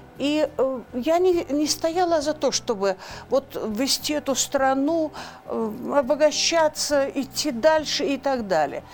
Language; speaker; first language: Russian; non-native, local second language; Kyrgyz